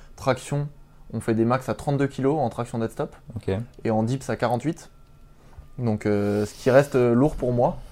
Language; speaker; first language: French; native; French